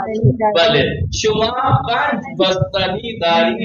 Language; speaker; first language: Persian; non-native, fluent; Urdu